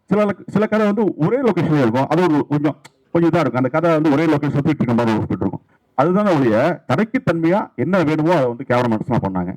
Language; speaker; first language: Tamil; native; Tamil